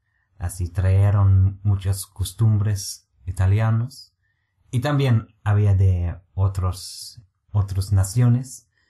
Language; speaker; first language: Spanish; non-native, fluent; English